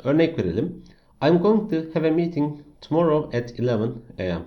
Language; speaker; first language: English; non-native, fluent; Turkish